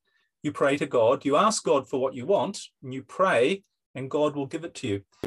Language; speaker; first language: English; native; English